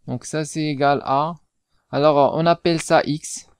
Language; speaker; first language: French; non-native, local second language; Arabic